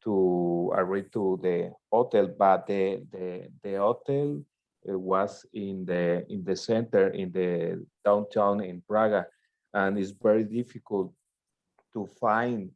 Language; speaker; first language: English; non-native, learner; Spanish